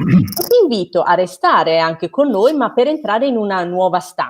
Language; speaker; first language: Italian; native; Italian